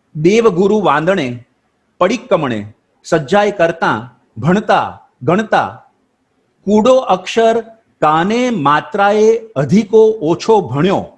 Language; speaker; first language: Hindi; non-native, local second language; Gujarati